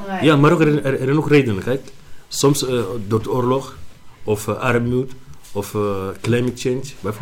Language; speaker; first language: Dutch; non-native, learner; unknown